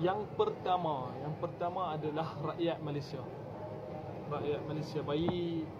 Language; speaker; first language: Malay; non-native, fluent; Arabic